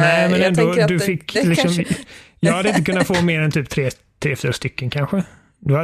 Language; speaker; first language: Swedish; native; Swedish